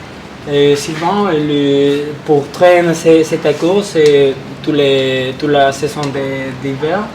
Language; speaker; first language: French; non-native, learner; Spanish